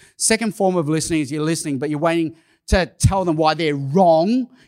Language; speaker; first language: English; non-native, local second language; Cantonese